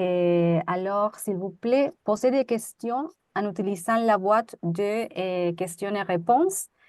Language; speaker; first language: French; non-native, fluent; Spanish